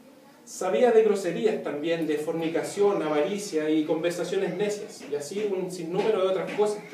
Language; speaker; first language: Spanish; native; Spanish